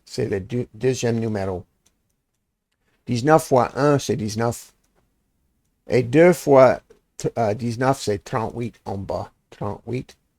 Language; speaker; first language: French; non-native, learner; English